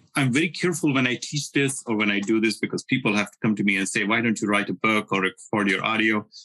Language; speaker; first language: English; non-native, local second language; Hindi